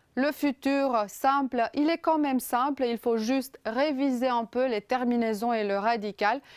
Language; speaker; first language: French; non-native, fluent; Romanian